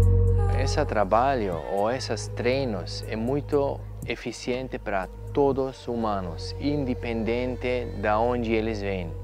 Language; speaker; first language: Portuguese; non-native, learner; German